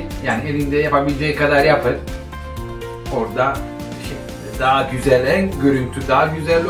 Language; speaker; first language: Turkish; non-native, fluent; Italian